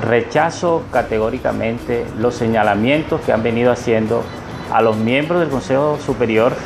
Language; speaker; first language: Spanish; native; Spanish